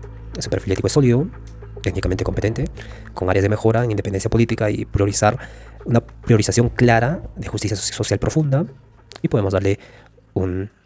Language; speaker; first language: Spanish; native; Spanish